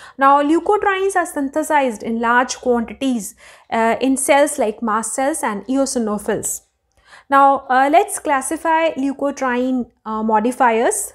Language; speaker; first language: English; non-native, local second language; Hindi